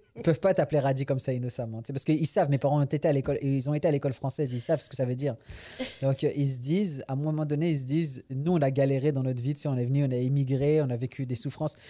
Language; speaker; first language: French; native; French